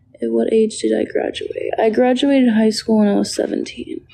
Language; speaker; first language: English; native; English